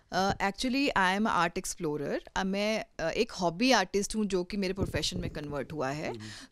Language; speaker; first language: Hindi; native; Hindi